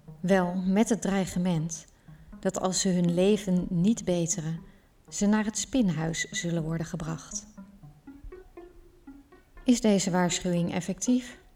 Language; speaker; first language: Dutch; native; Dutch